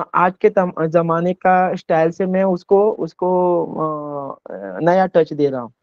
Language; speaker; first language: Hindi; non-native, local second language; Konkani